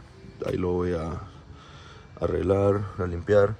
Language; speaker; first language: Spanish; native; Spanish